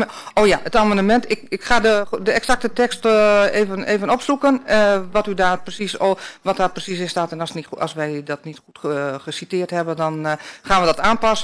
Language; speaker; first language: Dutch; native; Dutch